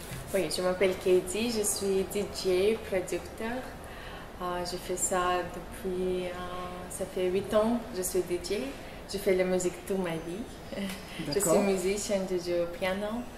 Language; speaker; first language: French; non-native, learner; Russian